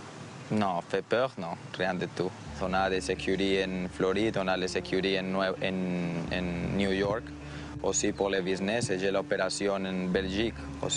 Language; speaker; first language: French; non-native, fluent; Spanish